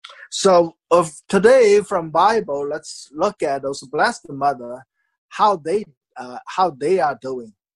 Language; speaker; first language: English; non-native, fluent; Chinese